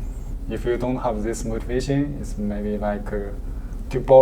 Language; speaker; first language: English; non-native, learner; Chinese